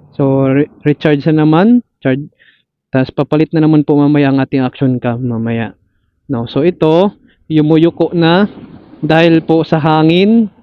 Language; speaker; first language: Filipino; non-native, local second language; Cebuano